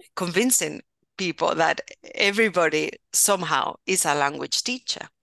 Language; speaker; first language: English; non-native, fluent; Spanish